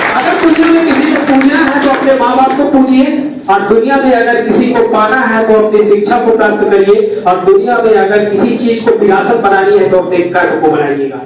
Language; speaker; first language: Hindi; native; Hindi